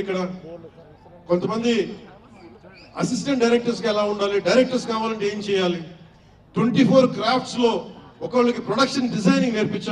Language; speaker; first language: Telugu; native; Telugu